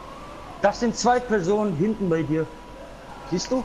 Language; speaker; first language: German; non-native, learner; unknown